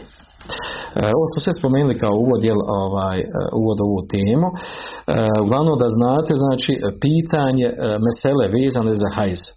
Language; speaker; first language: Croatian; native; Croatian